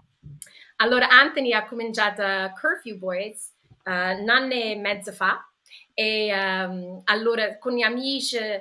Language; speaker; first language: Italian; early bilingual, heritage; English